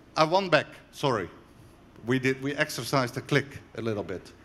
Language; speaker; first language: English; non-native, fluent; Dutch